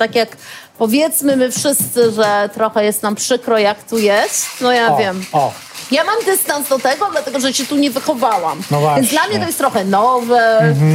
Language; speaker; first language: Polish; early bilingual, heritage; Polish